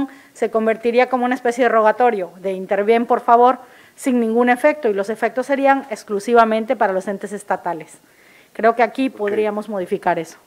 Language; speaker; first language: Spanish; native; Spanish